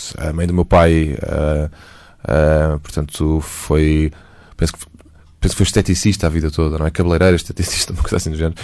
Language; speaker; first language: Portuguese; native; Portuguese